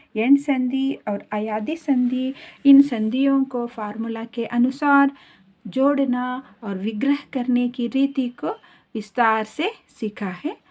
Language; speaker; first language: Hindi; non-native, local second language; Kannada